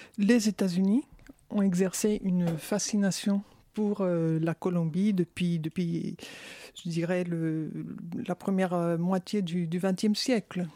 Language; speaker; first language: French; non-native, fluent; Spanish